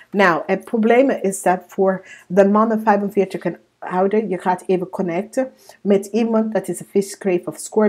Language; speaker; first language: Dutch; non-native, learner; English